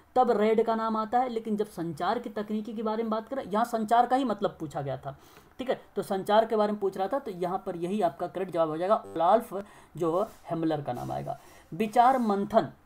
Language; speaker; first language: Hindi; native; Hindi